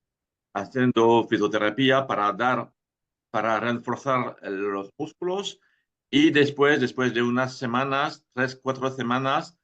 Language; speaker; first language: Spanish; non-native, fluent; French